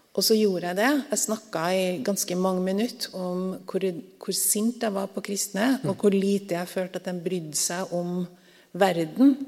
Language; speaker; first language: Norwegian; native; Norwegian